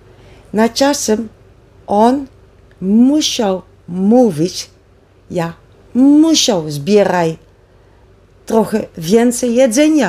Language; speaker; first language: Polish; non-native, learner; Dutch